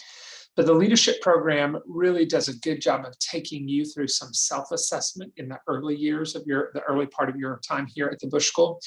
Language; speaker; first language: English; native; English